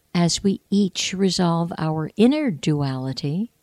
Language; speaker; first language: English; native; English